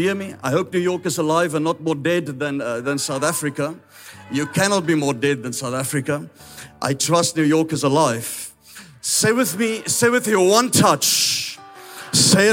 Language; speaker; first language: English; non-native, local second language; Afrikaans